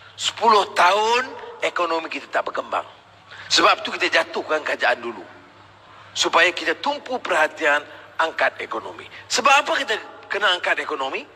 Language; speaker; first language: Malay; native; Malay